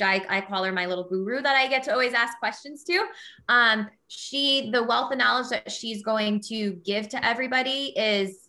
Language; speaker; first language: English; native; English